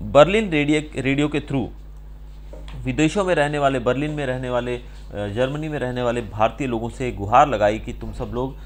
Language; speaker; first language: Hindi; non-native, local second language; Gujarati